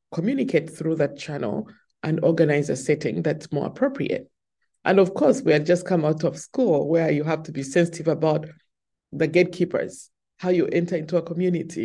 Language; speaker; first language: English; non-native, local second language; Ganda